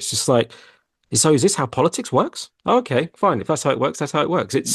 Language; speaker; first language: English; native; English